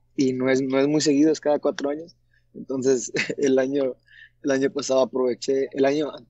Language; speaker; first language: Spanish; early bilingual, heritage; Spanish